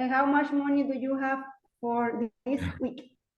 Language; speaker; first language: English; non-native, learner; Spanish